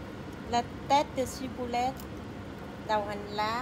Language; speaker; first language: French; non-native, learner; Vietnamese